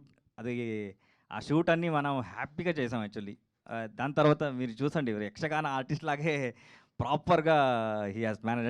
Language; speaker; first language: Telugu; non-native, learner; Kannada